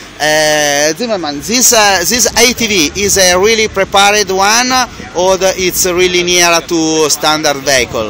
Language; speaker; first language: English; non-native, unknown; Italian